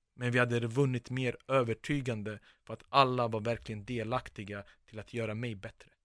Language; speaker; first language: Swedish; early bilingual, other home language; Serbian